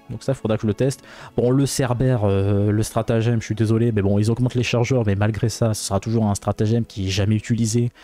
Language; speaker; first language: French; native; French